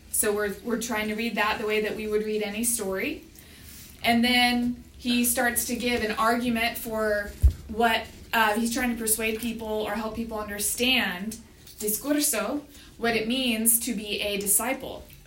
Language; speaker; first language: English; native; English